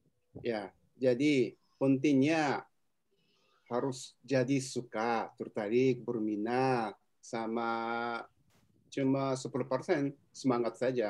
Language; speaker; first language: Indonesian; non-native, fluent; Japanese